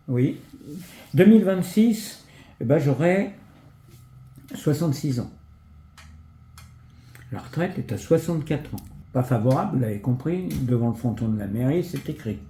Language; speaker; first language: French; native; French